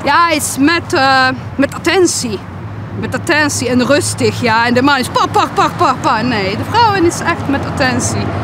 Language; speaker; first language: Dutch; non-native, learner; Polish